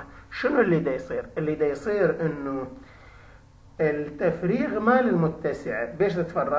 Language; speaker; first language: Arabic; native; Arabic